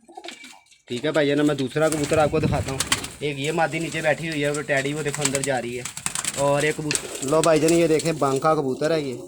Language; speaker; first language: Hindi; non-native, local second language; Punjabi